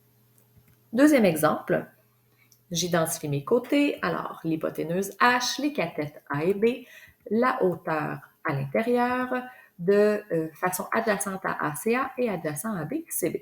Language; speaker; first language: French; native; French